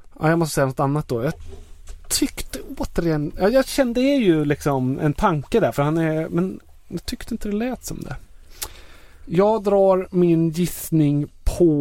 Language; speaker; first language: Swedish; native; Swedish